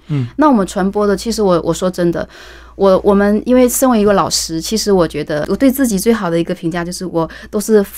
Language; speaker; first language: Chinese; native; Chinese